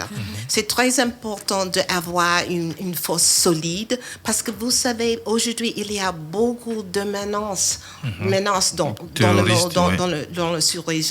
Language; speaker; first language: French; non-native, fluent; English